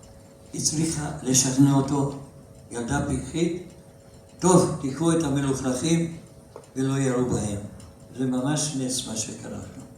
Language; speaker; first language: Hebrew; non-native, fluent; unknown